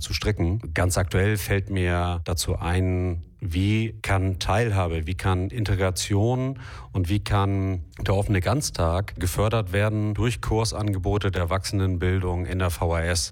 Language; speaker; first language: German; native; German